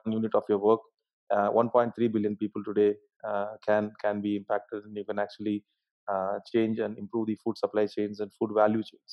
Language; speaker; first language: English; non-native, local second language; Tamil